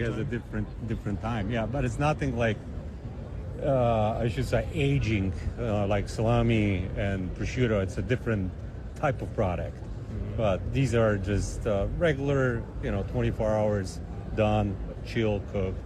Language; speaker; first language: English; non-native, fluent; Polish